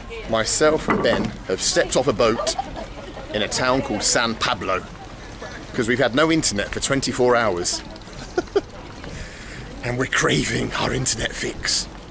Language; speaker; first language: English; native; English